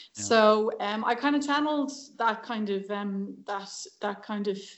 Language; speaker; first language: English; native; English